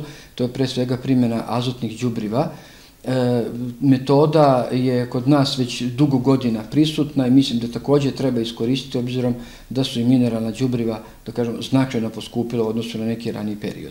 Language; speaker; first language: Serbian; native; Serbian